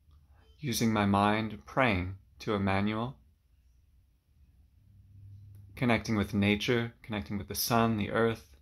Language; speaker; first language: English; native; English